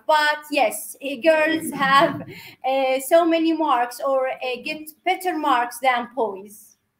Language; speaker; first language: English; non-native, fluent; Arabic